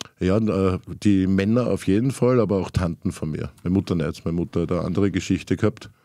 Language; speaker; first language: German; native; German